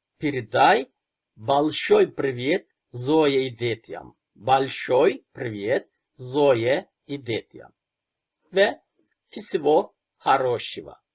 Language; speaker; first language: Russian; non-native, fluent; Turkish